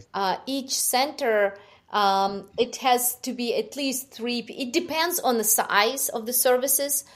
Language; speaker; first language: English; non-native, fluent; Ukrainian